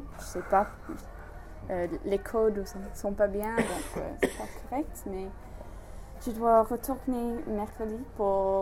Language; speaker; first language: French; non-native, fluent; English